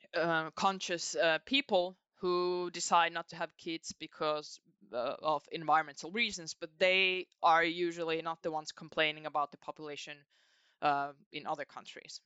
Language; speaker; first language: English; non-native, fluent; Finnish